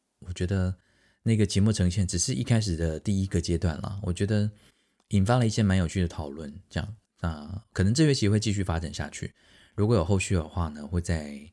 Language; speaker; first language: Chinese; native; Chinese